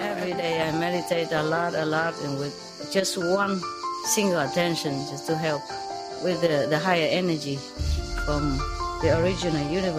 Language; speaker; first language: English; non-native, fluent; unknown